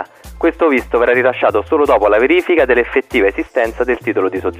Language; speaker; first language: Italian; native; Italian